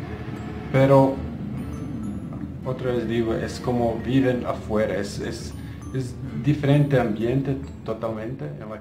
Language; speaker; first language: Spanish; non-native, fluent; Bosnian